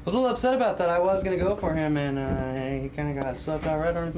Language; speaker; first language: English; native; English